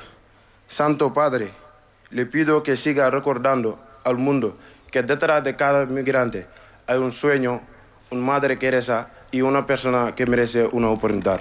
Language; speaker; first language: Spanish; non-native, learner; Wolof